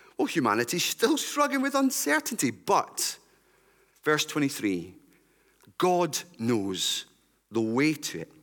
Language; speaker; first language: English; native; English